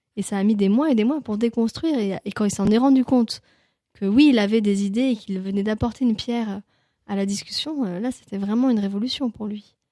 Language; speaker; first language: French; native; French